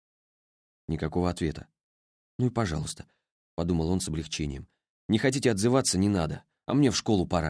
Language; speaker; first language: Russian; native; Russian